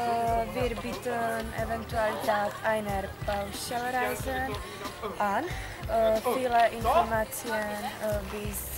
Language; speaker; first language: German; non-native, learner; Czech